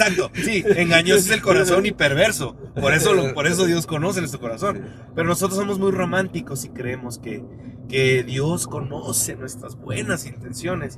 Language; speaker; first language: Spanish; native; Spanish